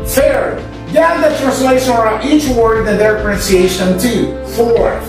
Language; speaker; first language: English; non-native, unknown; Portuguese